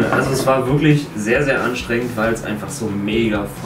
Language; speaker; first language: German; native; German